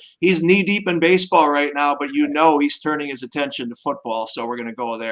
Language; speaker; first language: English; native; English